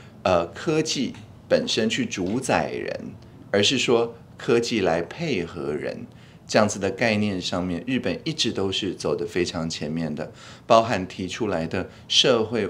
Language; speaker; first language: Chinese; native; Chinese